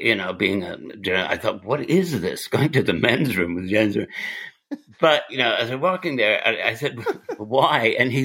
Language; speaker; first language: English; native; English